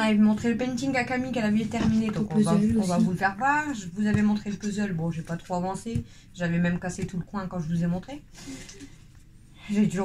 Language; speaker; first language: French; native; French